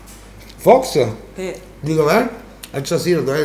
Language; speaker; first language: Spanish; non-native, fluent; Italian